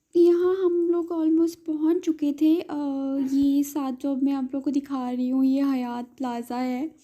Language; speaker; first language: Urdu; native; Urdu